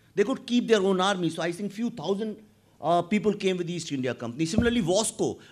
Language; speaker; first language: English; non-native, local second language; Hindi